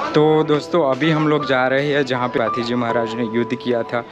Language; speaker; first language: Hindi; non-native, local second language; Gujarati